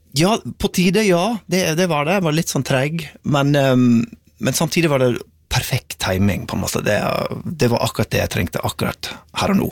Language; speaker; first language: Norwegian; non-native, fluent; English